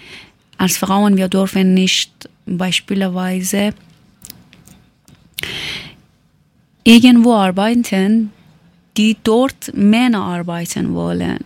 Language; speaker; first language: German; non-native, learner; Persian